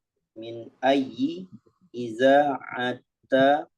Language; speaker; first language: Arabic; non-native, learner; Indonesian